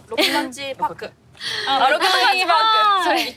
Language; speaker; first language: Japanese; non-native, learner; Korean